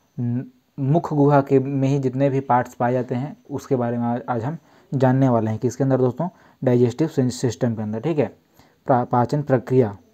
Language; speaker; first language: Hindi; native; Hindi